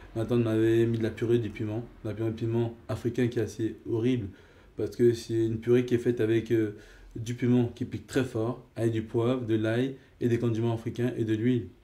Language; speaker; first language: French; early bilingual, other home language; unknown